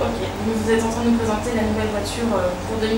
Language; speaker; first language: French; native; French